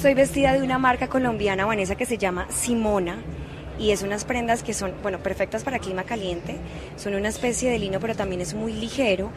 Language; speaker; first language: Spanish; native; Spanish